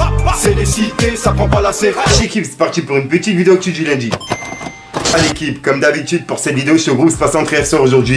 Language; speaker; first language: French; native; French